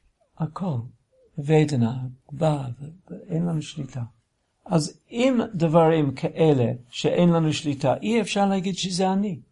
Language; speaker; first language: Hebrew; non-native, fluent; English